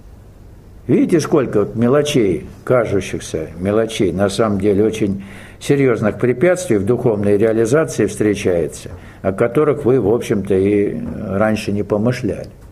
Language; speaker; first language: Russian; native; Russian